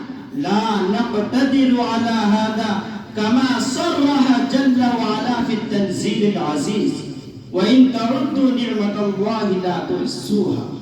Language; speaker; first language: Arabic; non-native, learner; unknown